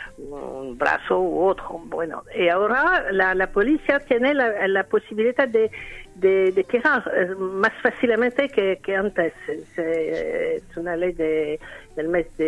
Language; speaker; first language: Spanish; non-native, learner; French